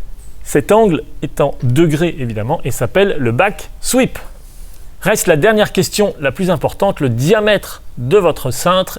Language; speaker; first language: French; native; French